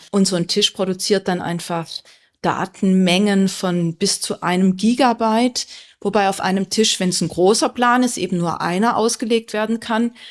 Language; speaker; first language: German; native; German